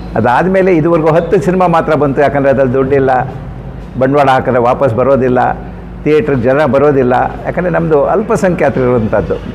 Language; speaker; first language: Kannada; non-native, local second language; Konkani